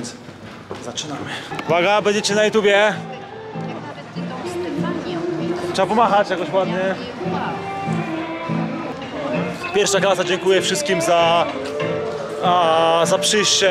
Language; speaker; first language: Polish; native; Polish